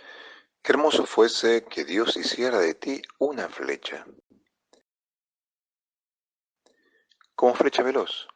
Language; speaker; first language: Spanish; non-native, fluent; Italian